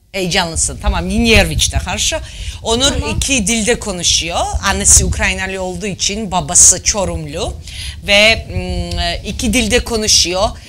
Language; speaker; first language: Turkish; non-native, fluent; Georgian